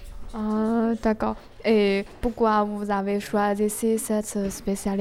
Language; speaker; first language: French; non-native, learner; Chinese